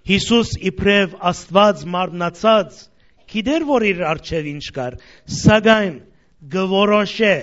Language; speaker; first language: Armenian; early bilingual, heritage; Armenian